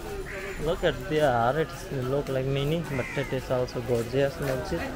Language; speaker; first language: English; non-native, learner; Bangla